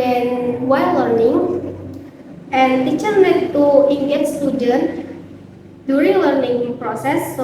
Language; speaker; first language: English; non-native, learner; Indonesian